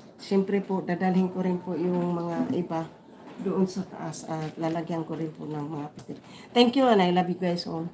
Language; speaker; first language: Filipino; non-native, local second language; Waray